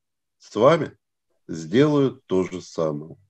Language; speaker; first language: Russian; native; Russian